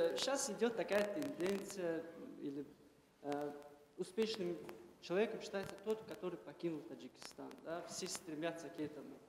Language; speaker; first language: Russian; non-native, local second language; Tajik